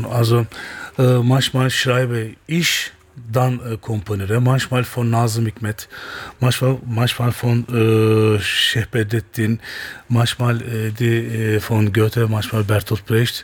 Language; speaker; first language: German; non-native, learner; Turkish